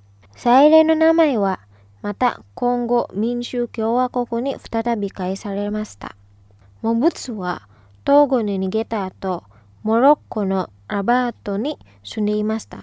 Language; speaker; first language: Japanese; non-native, fluent; Indonesian